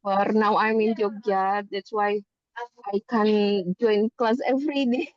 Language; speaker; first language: English; non-native, learner; Indonesian